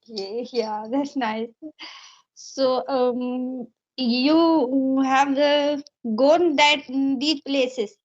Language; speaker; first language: English; non-native, learner; Hindi